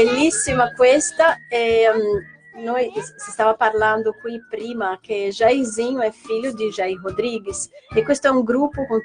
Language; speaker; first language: Italian; non-native, fluent; Portuguese